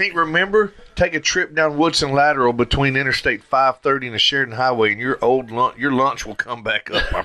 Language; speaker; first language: English; native; English